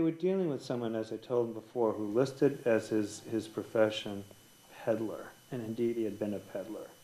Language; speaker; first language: English; native; English